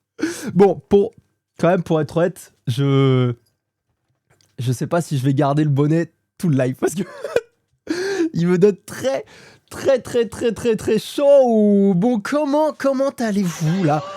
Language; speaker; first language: French; native; French